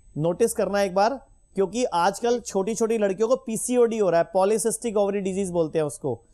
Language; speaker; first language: Hindi; native; Hindi